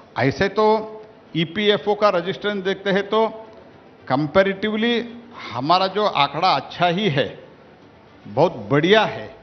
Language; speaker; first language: Hindi; non-native, local second language; Kannada